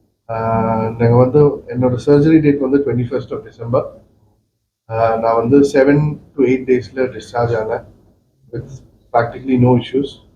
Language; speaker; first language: Tamil; non-native, local second language; Malayalam